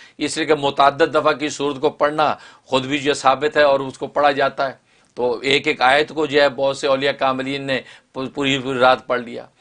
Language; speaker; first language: Urdu; native; Urdu